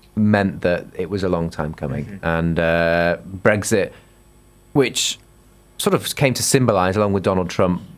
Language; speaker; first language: English; native; English